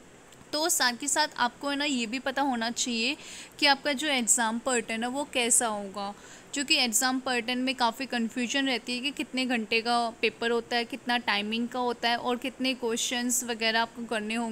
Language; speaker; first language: Hindi; native; Hindi